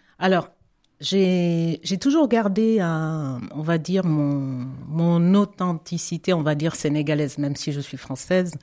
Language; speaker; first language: French; non-native, local second language; Wolof